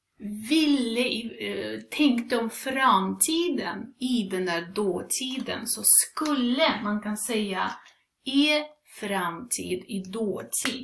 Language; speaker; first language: Swedish; non-native, fluent; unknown